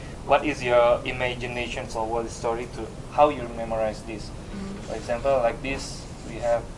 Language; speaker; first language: English; non-native, learner; Indonesian